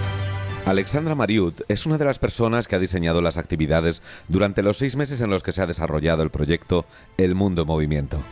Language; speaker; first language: Spanish; native; Spanish